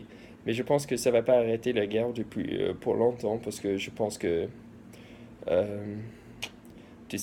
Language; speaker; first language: French; early bilingual, heritage; English